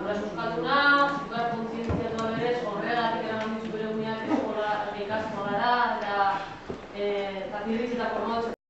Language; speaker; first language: Basque; native; Basque